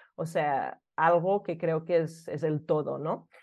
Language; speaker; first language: Spanish; early bilingual, other home language; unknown